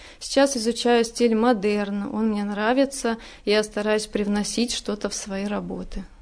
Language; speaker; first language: Russian; native; Russian